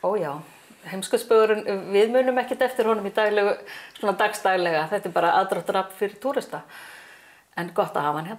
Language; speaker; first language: Icelandic; native; Icelandic